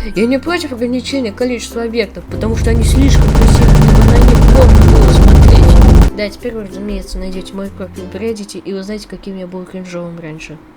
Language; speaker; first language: Russian; native; Russian